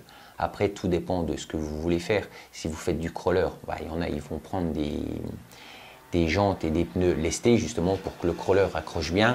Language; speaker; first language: French; native; French